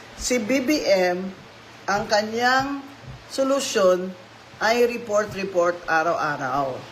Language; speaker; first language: Filipino; non-native, local second language; Hiligaynon